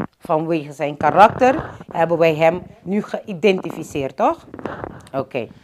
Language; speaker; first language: Dutch; non-native, local second language; Papiamento